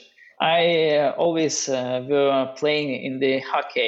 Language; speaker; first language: English; non-native, learner; Russian